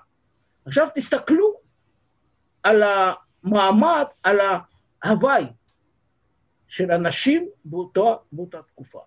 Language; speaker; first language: Hebrew; non-native, fluent; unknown